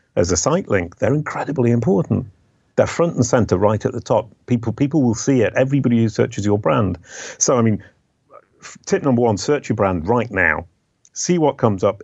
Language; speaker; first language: English; native; English